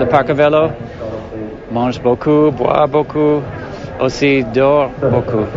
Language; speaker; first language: French; non-native, learner; English